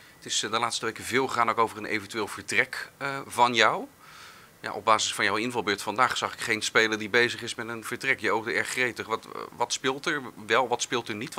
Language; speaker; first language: Dutch; native; Dutch